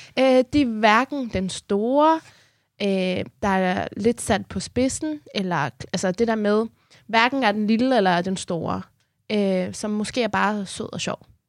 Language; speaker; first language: Danish; early bilingual, other home language; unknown